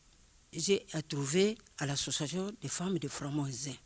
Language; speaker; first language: French; non-native, learner; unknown